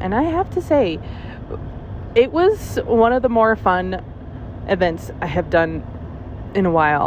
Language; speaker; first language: English; native; English